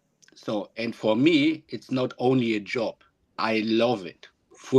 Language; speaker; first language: English; non-native, learner; German